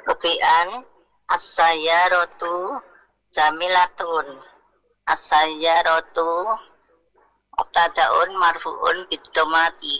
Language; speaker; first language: Arabic; non-native, learner; Indonesian